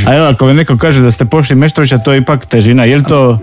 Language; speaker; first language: Serbian; native; Serbian